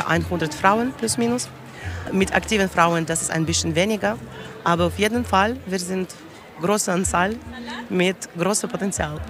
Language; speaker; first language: German; non-native, learner; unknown